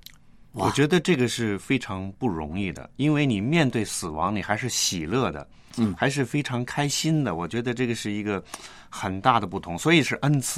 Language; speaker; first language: Chinese; non-native, local second language; Cantonese